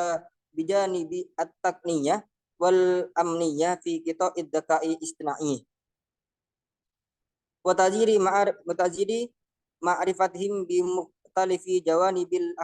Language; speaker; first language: Arabic; non-native, learner; Indonesian